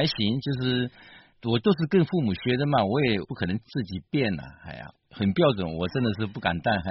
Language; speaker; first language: Chinese; native; Chinese